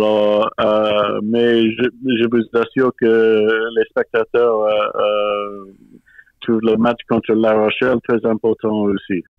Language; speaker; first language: French; non-native, fluent; English